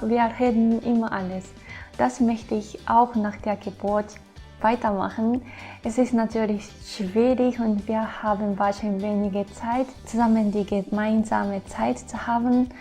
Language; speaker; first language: German; non-native, fluent; Japanese